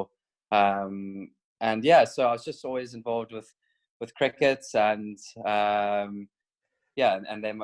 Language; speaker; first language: English; native; English